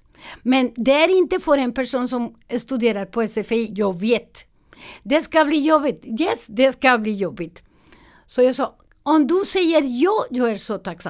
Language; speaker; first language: Swedish; non-native, learner; Spanish